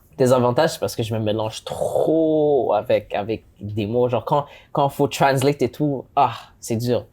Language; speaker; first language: French; early bilingual, other home language; English